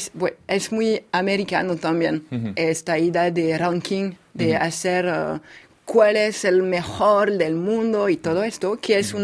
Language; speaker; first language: Spanish; non-native, fluent; French